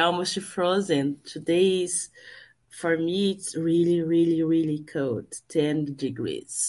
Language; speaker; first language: English; non-native, learner; Portuguese